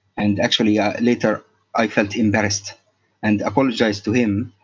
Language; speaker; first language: English; non-native, fluent; Arabic